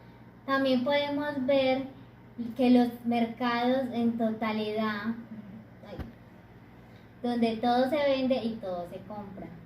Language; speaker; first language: Spanish; native; Spanish